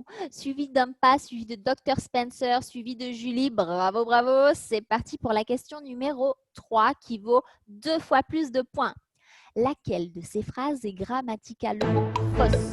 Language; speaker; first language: French; native; French